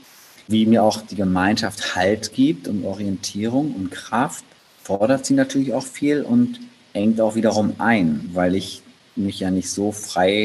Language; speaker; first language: German; native; German